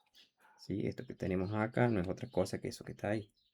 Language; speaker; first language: Spanish; native; Spanish